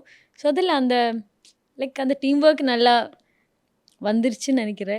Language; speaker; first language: Tamil; non-native, fluent; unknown